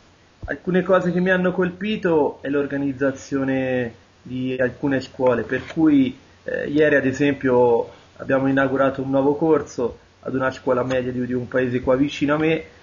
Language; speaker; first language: Italian; native; Italian